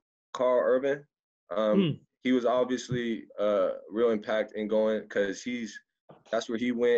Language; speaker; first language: English; native; English